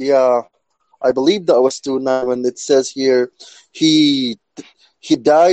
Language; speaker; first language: English; non-native, local second language; Cebuano